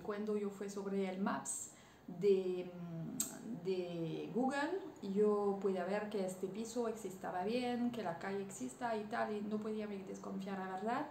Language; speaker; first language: Spanish; non-native, learner; French